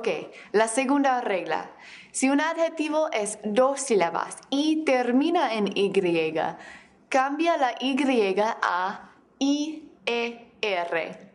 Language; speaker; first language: Spanish; non-native, fluent; English